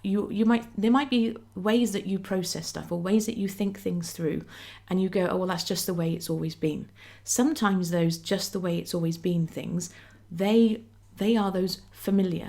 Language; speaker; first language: English; native; English